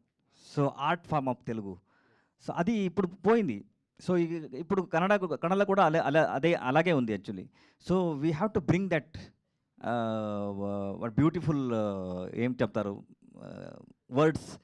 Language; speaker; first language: Telugu; non-native, learner; Kannada